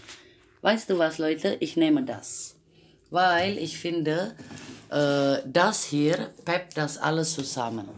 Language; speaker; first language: German; non-native, fluent; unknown